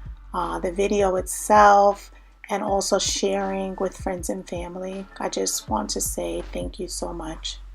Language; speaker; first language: English; native; English